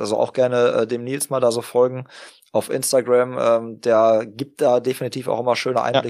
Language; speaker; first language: German; native; German